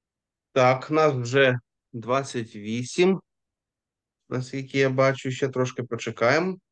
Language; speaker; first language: Ukrainian; native; Ukrainian